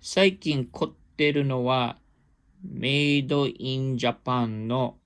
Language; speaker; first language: Japanese; non-native, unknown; English